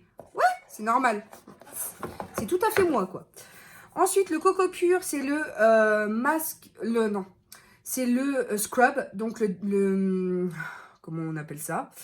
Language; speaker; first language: French; native; French